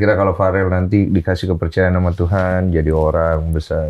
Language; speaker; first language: Indonesian; native; Indonesian